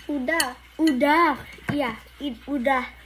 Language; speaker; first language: Indonesian; early bilingual, heritage; English